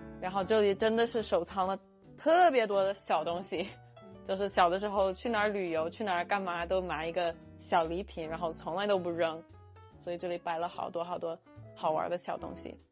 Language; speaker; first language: Chinese; non-native, fluent; English